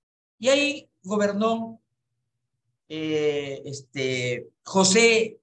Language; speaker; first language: Spanish; native; Spanish